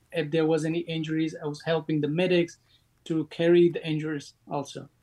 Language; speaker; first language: English; non-native, fluent; Persian